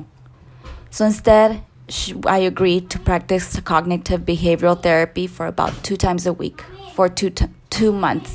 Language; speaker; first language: English; early bilingual, other home language; Spanish